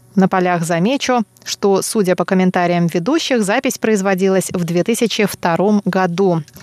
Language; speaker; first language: Russian; non-native, fluent; Chinese